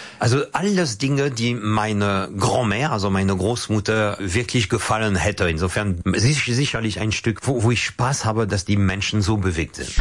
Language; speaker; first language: German; non-native, fluent; French